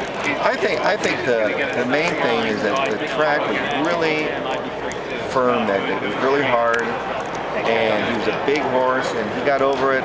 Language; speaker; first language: English; native; English